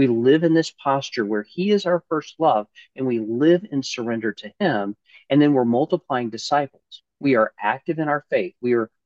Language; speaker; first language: English; native; English